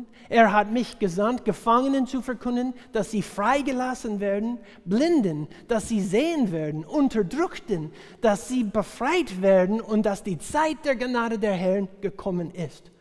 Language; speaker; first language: German; non-native, fluent; English